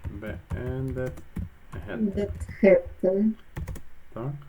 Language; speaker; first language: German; non-native, fluent; Ukrainian